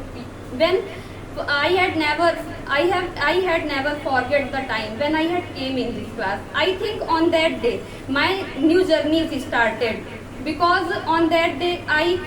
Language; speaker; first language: English; non-native, learner; Hindi